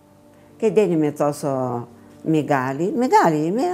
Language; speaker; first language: Greek; non-native, learner; Bulgarian